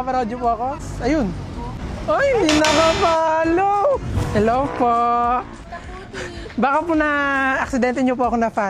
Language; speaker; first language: Filipino; native; Filipino